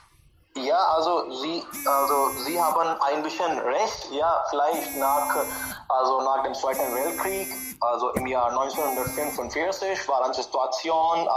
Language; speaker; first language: German; non-native, learner; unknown